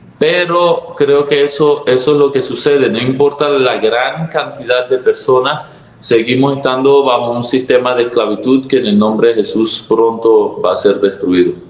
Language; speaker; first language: Spanish; early bilingual, other home language; Arabic